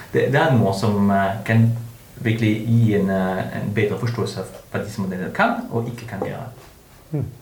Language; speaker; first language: Norwegian; non-native, fluent; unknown